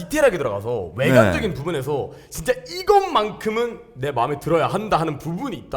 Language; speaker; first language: Korean; native; Korean